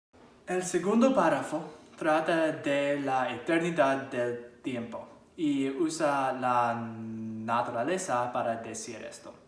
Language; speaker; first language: Spanish; non-native, learner; English